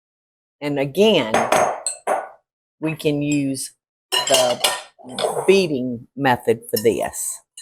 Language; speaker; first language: English; native; English